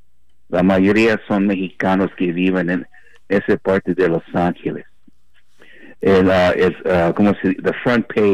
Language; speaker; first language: Spanish; early bilingual, heritage; Spanish